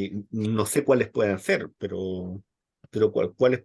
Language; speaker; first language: Spanish; native; Spanish